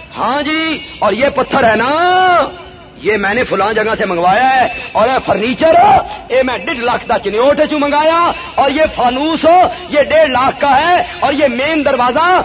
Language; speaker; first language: Urdu; non-native, local second language; Punjabi